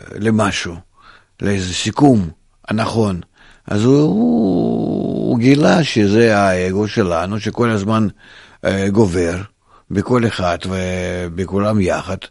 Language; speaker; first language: Hebrew; non-native, fluent; Russian